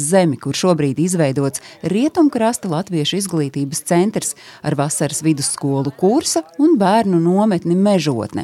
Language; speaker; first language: Latvian; native; Latvian